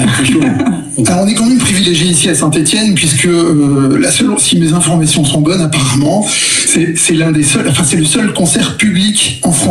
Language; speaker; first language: French; native; French